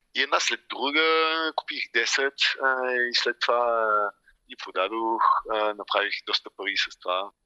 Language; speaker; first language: Bulgarian; early bilingual, heritage; Bulgarian